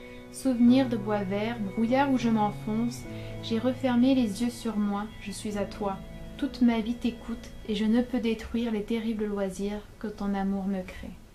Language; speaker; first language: French; native; French